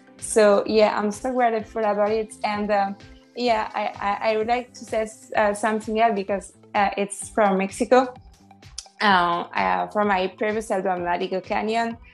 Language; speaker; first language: English; non-native, fluent; French